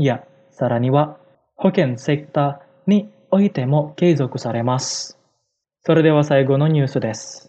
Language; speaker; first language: Japanese; non-native, fluent; Indonesian